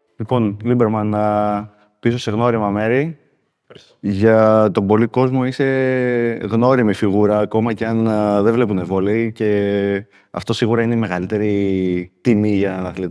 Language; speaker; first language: Greek; native; Greek